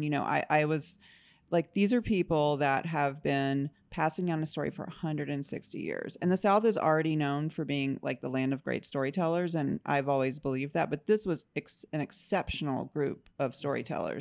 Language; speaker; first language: English; native; English